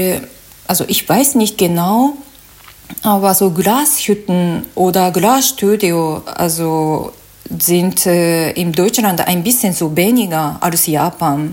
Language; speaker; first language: German; non-native, learner; Japanese